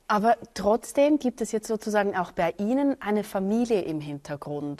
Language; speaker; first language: German; native; German